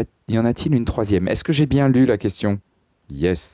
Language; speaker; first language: French; native; French